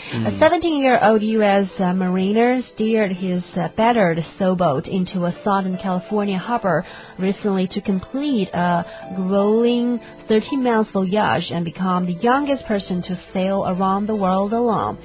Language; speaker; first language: English; non-native, fluent; Chinese